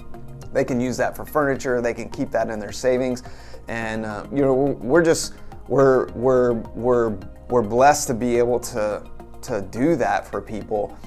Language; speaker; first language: English; native; English